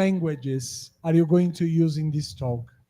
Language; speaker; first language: English; non-native, fluent; Portuguese